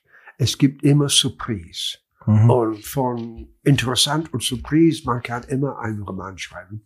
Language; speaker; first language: German; non-native, learner; English